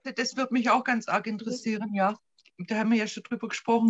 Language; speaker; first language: German; native; German